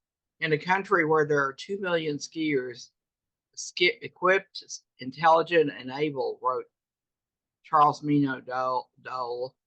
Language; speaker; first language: English; native; English